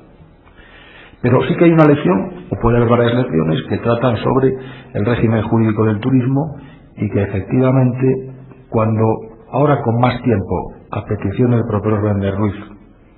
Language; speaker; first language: Spanish; native; Spanish